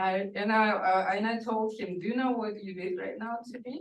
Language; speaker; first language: English; non-native, fluent; Russian